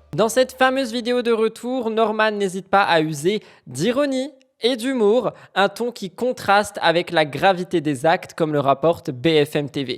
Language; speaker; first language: French; native; French